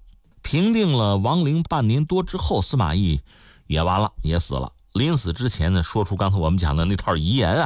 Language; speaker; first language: Chinese; native; Chinese